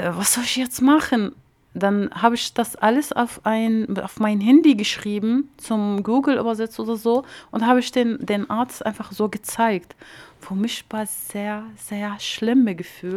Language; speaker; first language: German; non-native, learner; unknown